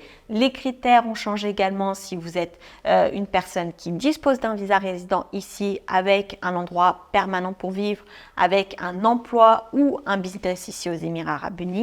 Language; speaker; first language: French; native; French